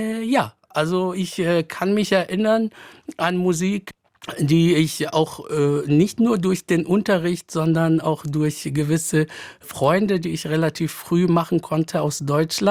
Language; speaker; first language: German; non-native, fluent; Arabic